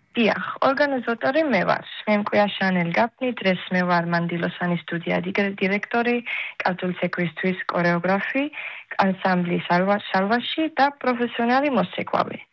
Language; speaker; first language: Georgian; early bilingual, heritage; Georgian